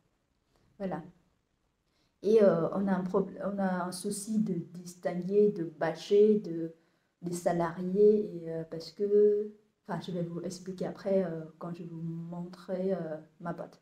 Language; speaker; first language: French; non-native, fluent; Vietnamese